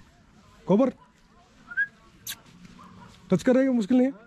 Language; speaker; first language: Hindi; non-native, local second language; Malayalam